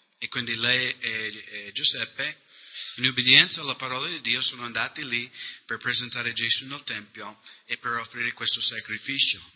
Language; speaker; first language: Italian; non-native, fluent; English